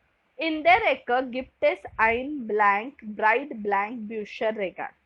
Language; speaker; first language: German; non-native, fluent; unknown